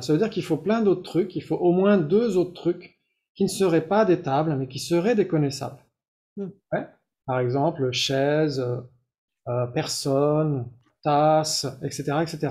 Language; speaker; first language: French; native; French